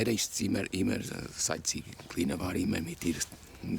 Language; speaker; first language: German; non-native, fluent; Portuguese